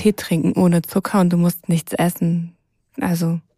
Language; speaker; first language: German; non-native, fluent; Arabic